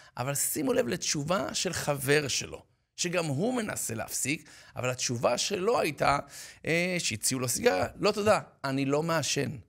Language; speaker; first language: Hebrew; native; Hebrew